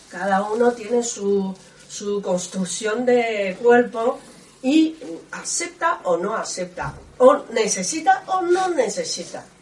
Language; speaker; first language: Spanish; non-native, learner; Chinese